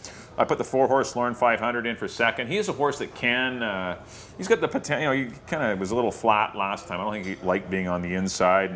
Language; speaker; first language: English; native; English